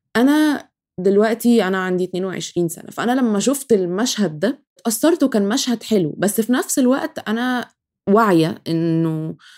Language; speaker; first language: Arabic; native; Arabic